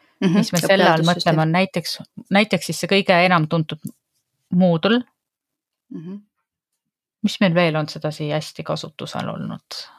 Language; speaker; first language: Estonian; native; Estonian